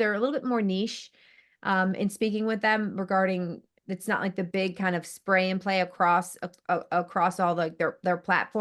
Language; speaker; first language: English; native; English